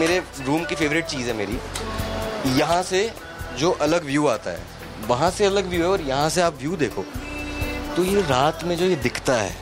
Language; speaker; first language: Hindi; native; Hindi